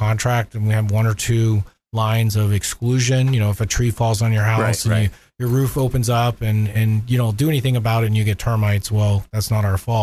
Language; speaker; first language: English; native; English